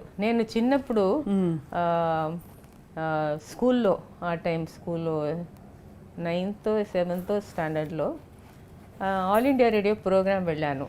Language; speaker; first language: Telugu; non-native, local second language; Tamil